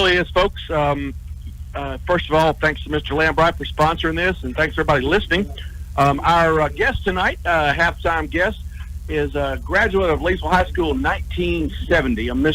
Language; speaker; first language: English; native; English